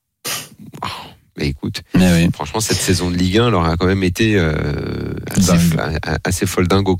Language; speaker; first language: French; native; French